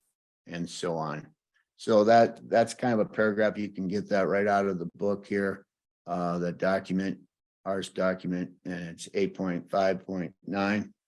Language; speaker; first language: English; native; English